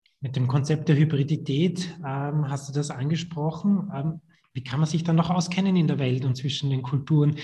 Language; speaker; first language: German; native; German